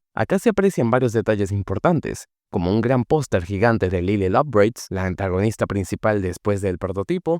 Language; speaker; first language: Spanish; native; Spanish